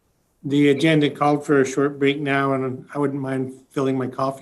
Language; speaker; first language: English; native; English